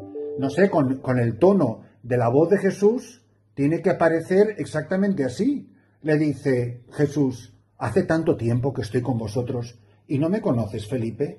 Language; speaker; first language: Spanish; native; Spanish